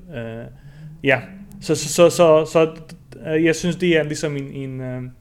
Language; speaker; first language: Danish; early bilingual, other home language; Bosnian